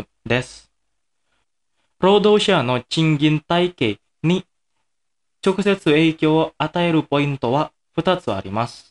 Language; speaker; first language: Japanese; non-native, fluent; Indonesian